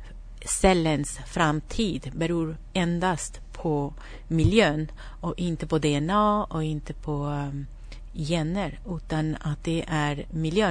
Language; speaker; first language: Swedish; non-native, fluent; Spanish